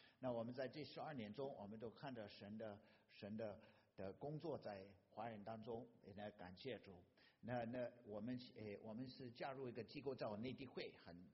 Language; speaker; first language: Chinese; non-native, fluent; English